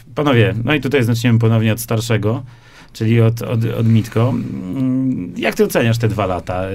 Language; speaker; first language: Polish; native; Polish